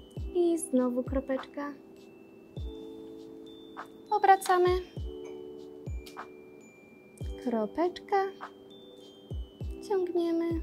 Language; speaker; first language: Polish; native; Polish